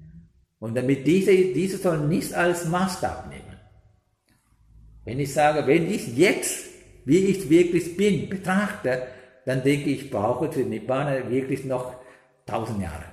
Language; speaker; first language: German; non-native, learner; Sinhala